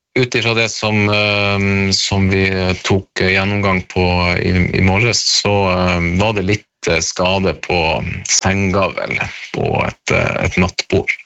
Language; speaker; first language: Norwegian; native; Norwegian